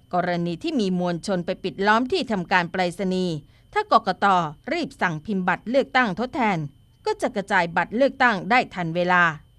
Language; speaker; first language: Thai; native; Thai